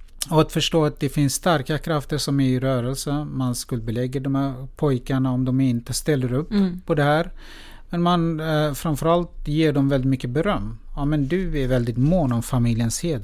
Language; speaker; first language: Swedish; non-native, fluent; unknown